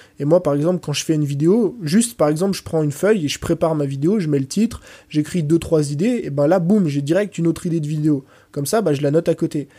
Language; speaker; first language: French; early bilingual, other home language; Portuguese